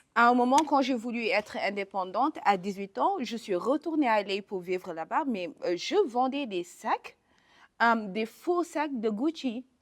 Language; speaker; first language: French; non-native, local second language; Wolof